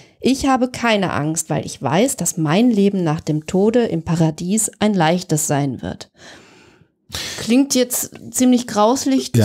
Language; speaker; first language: German; native; German